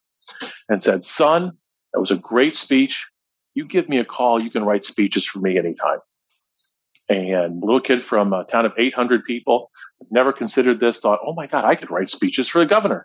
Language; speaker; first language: English; native; English